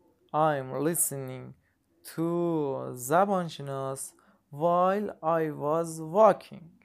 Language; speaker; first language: English; non-native, learner; Persian